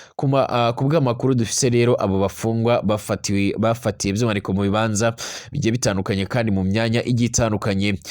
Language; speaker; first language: Rundi; native; Rundi